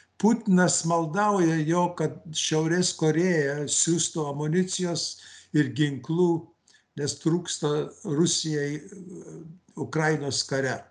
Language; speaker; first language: Lithuanian; early bilingual, heritage; Lithuanian